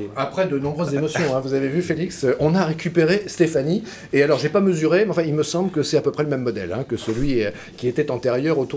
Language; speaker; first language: French; native; French